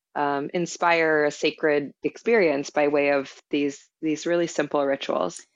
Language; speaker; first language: English; native; English